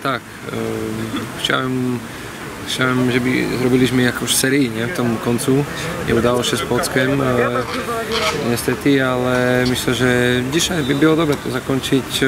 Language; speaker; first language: Polish; non-native, fluent; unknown